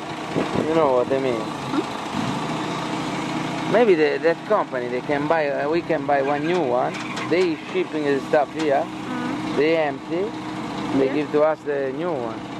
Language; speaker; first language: English; non-native, learner; Italian